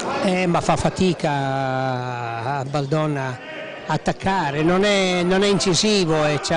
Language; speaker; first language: Italian; native; Italian